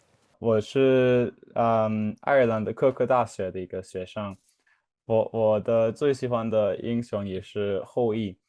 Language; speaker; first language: Chinese; non-native, fluent; English